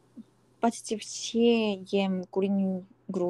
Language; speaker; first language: Russian; non-native, learner; Korean